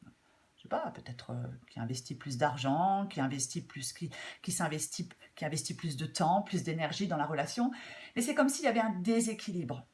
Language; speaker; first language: French; native; French